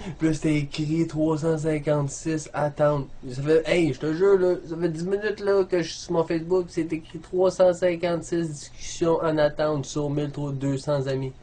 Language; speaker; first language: French; native; French